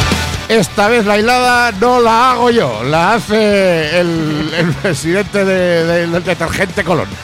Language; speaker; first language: Spanish; native; Spanish